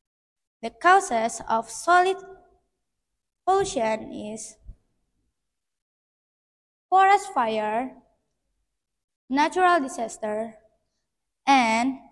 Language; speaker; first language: English; non-native, learner; Indonesian